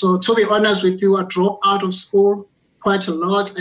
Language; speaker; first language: English; non-native, local second language; Zulu